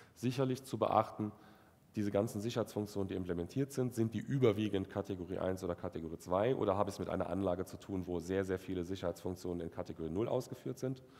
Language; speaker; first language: German; native; German